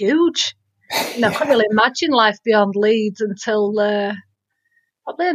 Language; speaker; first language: English; native; English